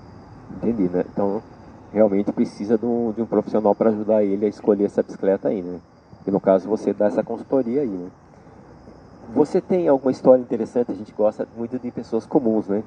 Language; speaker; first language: Portuguese; native; Portuguese